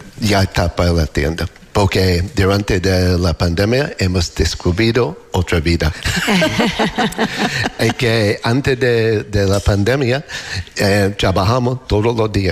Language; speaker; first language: Spanish; non-native, learner; English